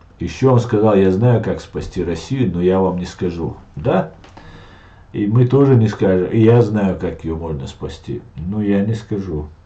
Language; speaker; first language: Russian; non-native, local second language; Chechen